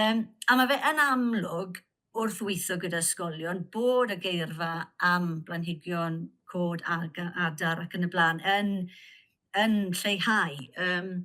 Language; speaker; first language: Welsh; native; Welsh